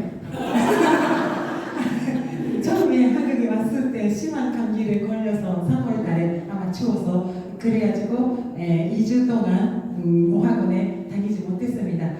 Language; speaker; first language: Korean; non-native, learner; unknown